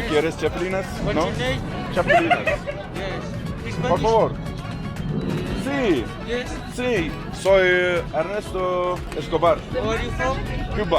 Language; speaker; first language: Spanish; non-native, learner; Turkish